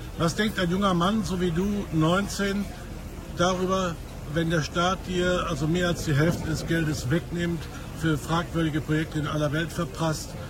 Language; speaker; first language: German; native; German